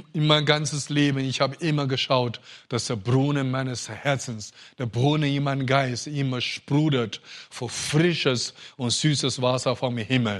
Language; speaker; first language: German; non-native, fluent; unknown